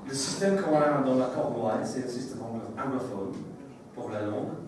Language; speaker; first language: French; non-native, learner; English